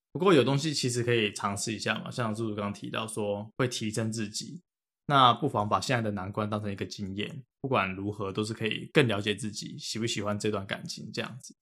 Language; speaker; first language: Chinese; native; Chinese